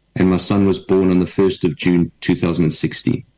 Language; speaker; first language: English; native; English